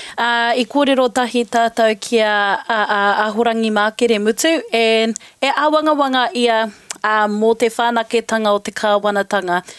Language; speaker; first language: Māori; native; Māori